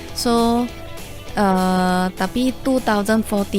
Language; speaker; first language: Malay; non-native, local second language; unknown